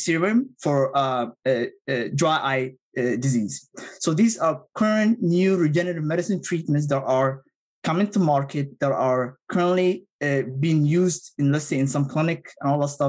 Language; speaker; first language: English; non-native, fluent; Somali